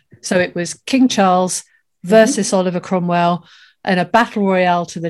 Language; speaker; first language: English; native; English